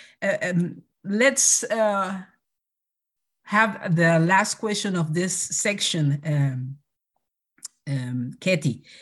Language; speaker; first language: English; non-native, local second language; Spanish